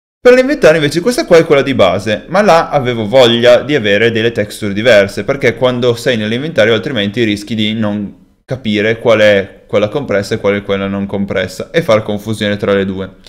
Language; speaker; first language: Italian; native; Italian